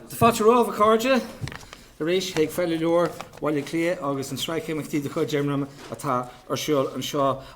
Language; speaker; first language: Irish; native; Irish